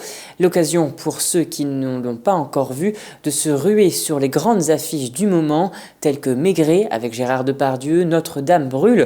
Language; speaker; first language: French; native; French